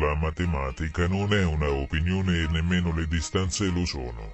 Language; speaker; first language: Italian; native; Italian